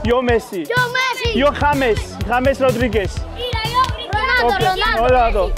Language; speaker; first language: Spanish; non-native, learner; Georgian